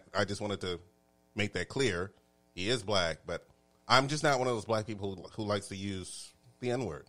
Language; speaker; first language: English; native; English